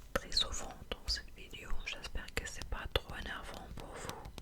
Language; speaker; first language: French; non-native, fluent; German